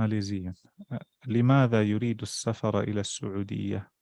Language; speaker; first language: Arabic; non-native, fluent; English